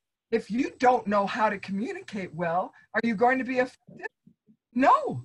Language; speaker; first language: English; native; English